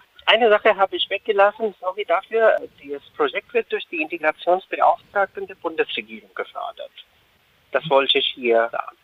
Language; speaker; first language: German; non-native, fluent; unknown